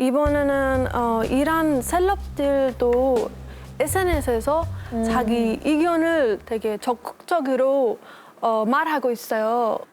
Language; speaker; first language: Korean; non-native, fluent; Persian